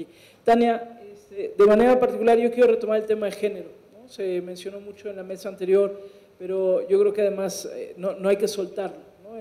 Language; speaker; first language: Spanish; native; Spanish